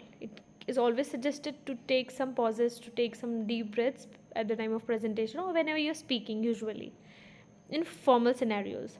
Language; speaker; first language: English; non-native, fluent; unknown